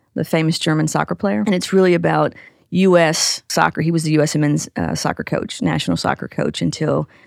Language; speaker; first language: English; native; English